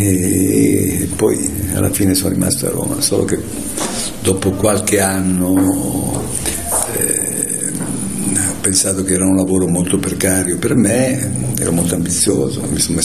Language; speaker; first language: Italian; native; Italian